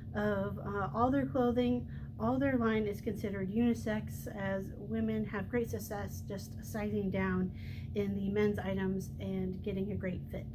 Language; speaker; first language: English; native; English